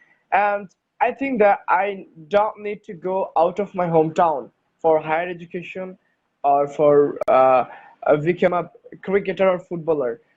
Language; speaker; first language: English; non-native, learner; Bangla